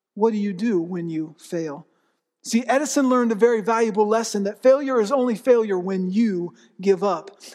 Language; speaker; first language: English; native; English